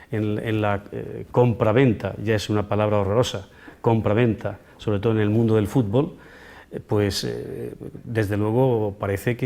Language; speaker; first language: Spanish; native; Spanish